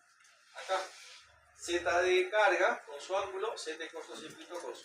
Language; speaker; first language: Spanish; native; Spanish